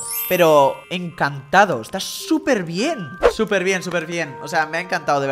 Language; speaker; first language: Spanish; native; Spanish